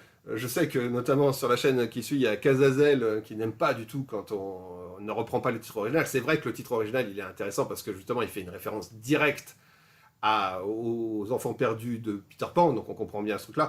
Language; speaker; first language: French; native; French